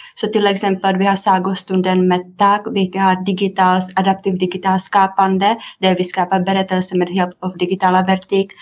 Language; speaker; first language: Swedish; non-native, fluent; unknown